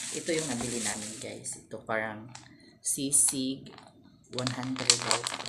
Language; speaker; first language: Filipino; non-native, local second language; Cebuano